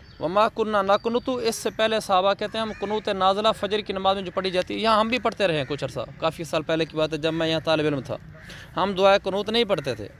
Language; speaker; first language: Urdu; native; Urdu